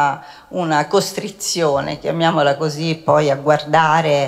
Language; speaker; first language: Italian; native; Italian